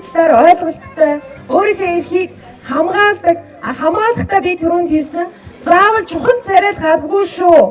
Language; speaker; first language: Mongolian; native; Mongolian